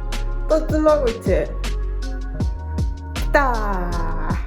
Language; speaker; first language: Korean; non-native, fluent; Japanese